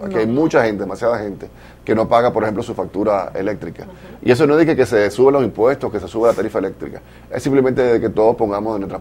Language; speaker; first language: Spanish; native; Spanish